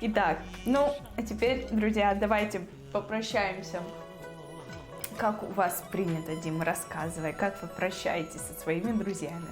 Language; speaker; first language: Russian; native; Russian